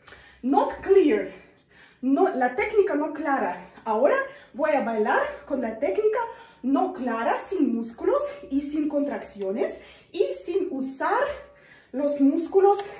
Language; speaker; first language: Spanish; non-native, learner; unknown